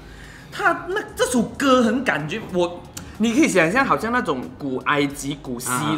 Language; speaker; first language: Chinese; native; Chinese